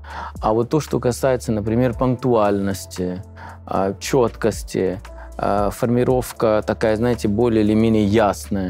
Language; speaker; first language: Russian; non-native, fluent; Punjabi